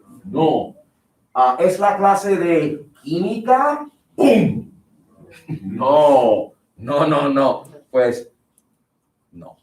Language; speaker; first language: Spanish; non-native, fluent; English